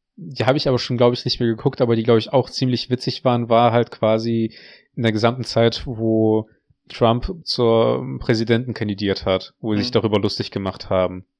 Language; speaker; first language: German; early bilingual, other home language; Russian